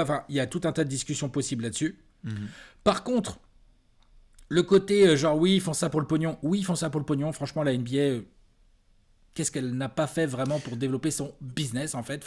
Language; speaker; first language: French; native; French